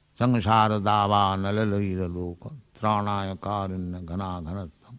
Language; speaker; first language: Bangla; native; Bangla